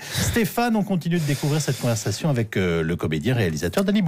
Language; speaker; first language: French; native; French